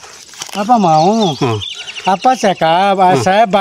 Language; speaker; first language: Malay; non-native, learner; Nepali